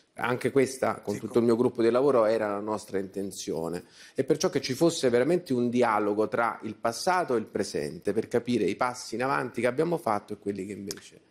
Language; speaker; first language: Italian; native; Italian